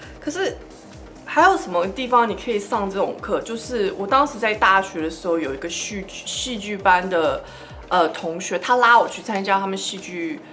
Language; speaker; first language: Chinese; early bilingual, heritage; Chinese